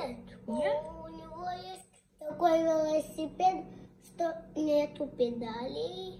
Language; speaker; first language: Russian; early bilingual, heritage; Russian